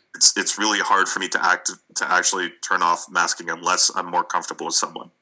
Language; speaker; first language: English; non-native, fluent; Russian